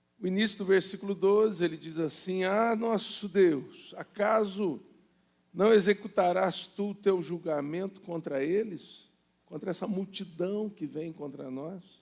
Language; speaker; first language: Portuguese; native; Portuguese